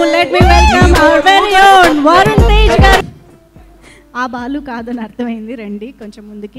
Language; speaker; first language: Telugu; native; Telugu